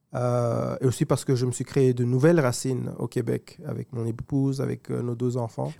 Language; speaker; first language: French; non-native, local second language; Kinyarwanda